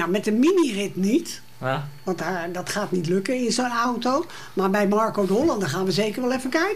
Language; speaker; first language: Dutch; native; Dutch